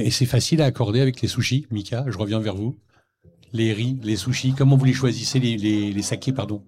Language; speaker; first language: French; native; French